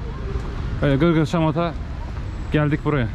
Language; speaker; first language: Turkish; native; Turkish